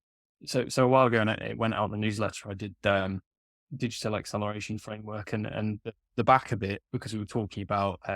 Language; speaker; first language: English; native; English